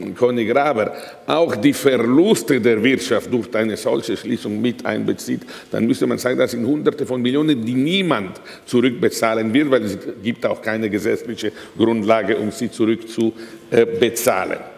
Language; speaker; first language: German; non-native, local second language; Italian